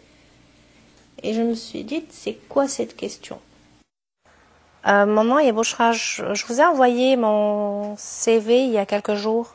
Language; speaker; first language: French; non-native, local second language; Arabic